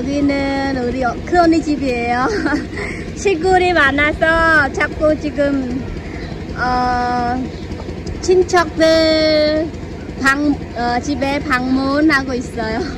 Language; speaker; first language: Korean; non-native, fluent; Khmer